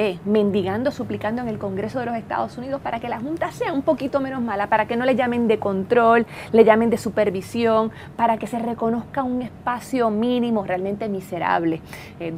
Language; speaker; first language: Spanish; native; Spanish